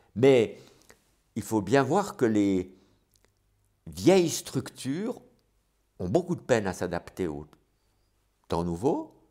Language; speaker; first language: French; native; French